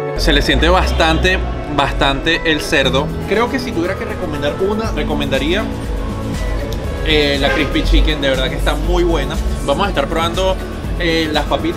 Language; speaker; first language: Spanish; native; Spanish